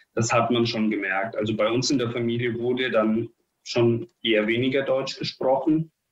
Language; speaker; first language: German; early bilingual, other home language; Russian